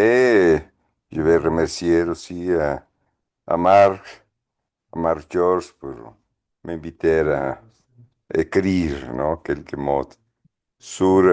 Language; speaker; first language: French; non-native, fluent; Spanish